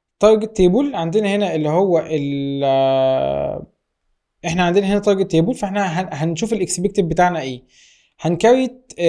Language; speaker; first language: Arabic; native; Arabic